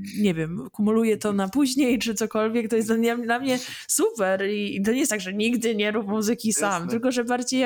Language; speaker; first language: Polish; early bilingual, heritage; English